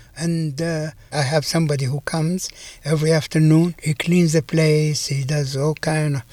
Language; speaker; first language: English; non-native, fluent; Arabic